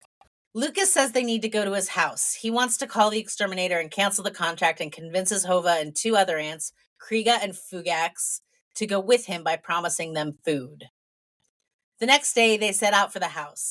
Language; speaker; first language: English; native; English